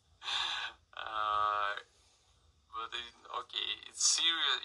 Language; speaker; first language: English; non-native, learner; Russian